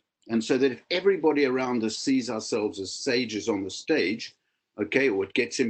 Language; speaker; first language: English; native; English